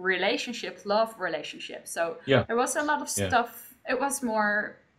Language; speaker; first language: English; non-native, fluent; Dutch